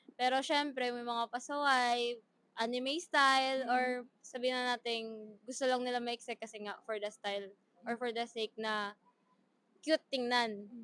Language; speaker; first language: Filipino; non-native, local second language; Bikol